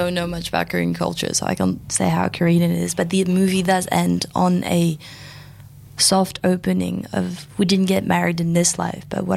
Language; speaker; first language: English; non-native, fluent; French